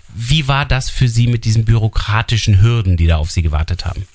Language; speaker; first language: German; native; German